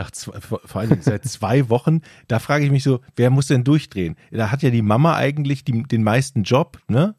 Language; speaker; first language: German; native; German